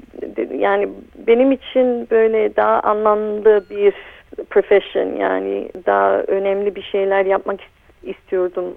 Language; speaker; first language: Turkish; early bilingual, heritage; Turkish